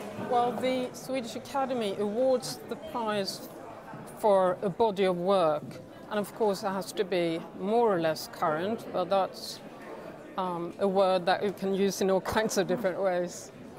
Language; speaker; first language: English; non-native, fluent; Swedish